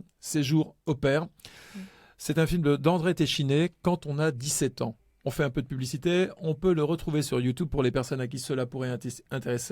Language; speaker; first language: French; native; French